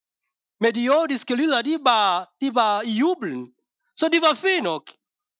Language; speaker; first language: Danish; non-native, fluent; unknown